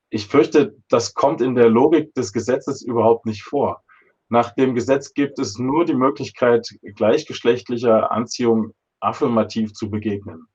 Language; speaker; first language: German; native; German